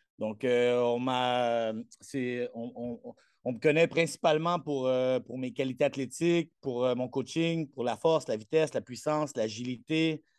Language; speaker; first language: French; non-native, fluent; Spanish